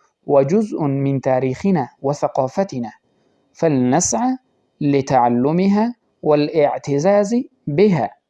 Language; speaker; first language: Arabic; non-native, fluent; Pashto